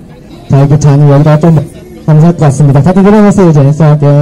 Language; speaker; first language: Korean; native; Korean